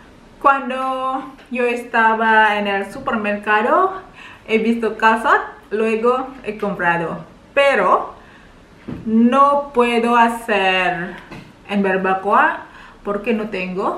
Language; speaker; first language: Spanish; non-native, learner; Indonesian